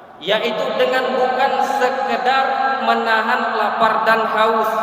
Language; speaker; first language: Indonesian; native; Indonesian